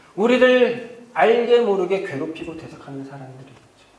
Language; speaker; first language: Korean; native; Korean